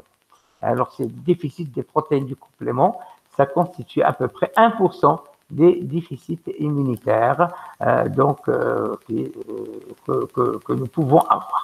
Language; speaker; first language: French; non-native, local second language; Arabic